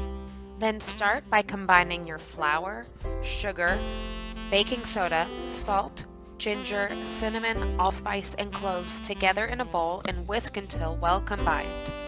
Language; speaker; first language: English; native; English